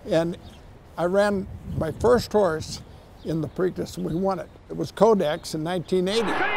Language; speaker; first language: English; native; English